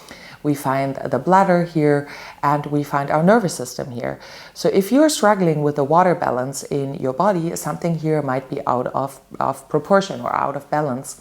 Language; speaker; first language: English; non-native, fluent; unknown